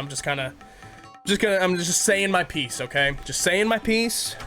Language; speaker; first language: English; native; English